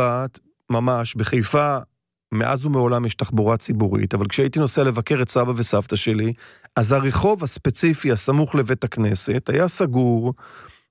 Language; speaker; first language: Hebrew; native; Hebrew